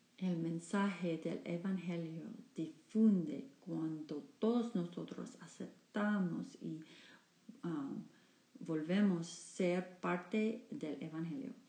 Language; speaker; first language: Spanish; non-native, learner; English